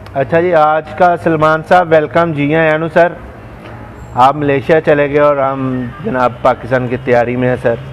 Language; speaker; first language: Urdu; non-native, local second language; Punjabi